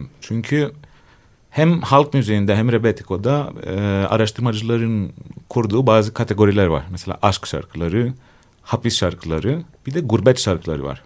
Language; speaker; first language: Turkish; non-native, fluent; Greek